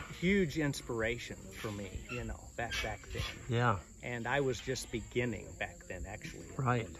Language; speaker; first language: English; native; English